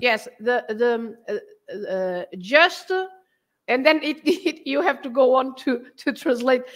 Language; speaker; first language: English; non-native, fluent; Portuguese